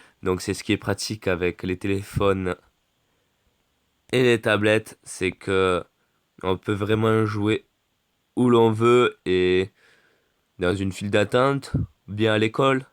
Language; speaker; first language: French; native; French